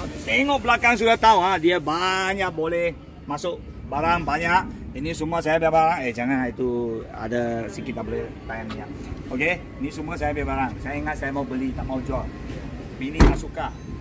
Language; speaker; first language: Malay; non-native, local second language; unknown